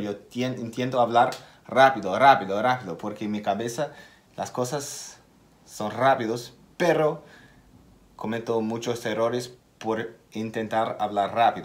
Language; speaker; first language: Spanish; non-native, fluent; English